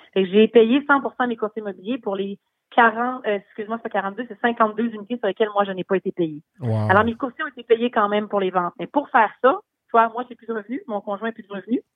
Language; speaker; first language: French; native; French